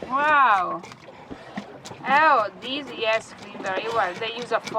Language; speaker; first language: English; non-native, learner; Spanish